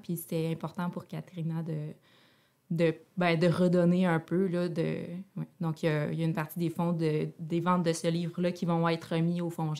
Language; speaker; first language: French; native; French